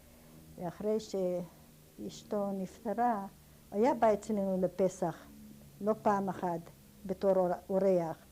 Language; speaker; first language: Hebrew; non-native, fluent; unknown